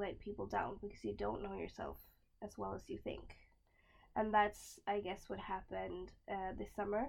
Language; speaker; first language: English; non-native, fluent; Swedish